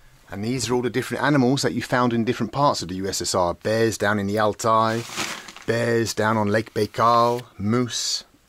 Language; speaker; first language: English; native; English